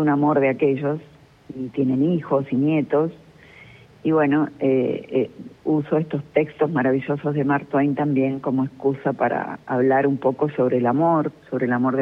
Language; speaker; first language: Spanish; native; Spanish